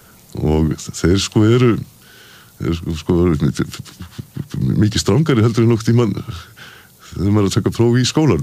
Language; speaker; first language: Icelandic; native; Icelandic